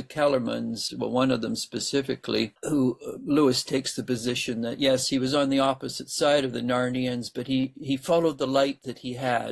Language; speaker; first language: English; native; English